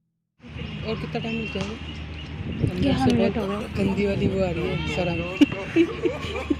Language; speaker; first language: Hindi; native; Hindi